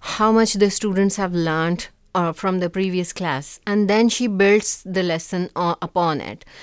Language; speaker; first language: English; non-native, local second language; Urdu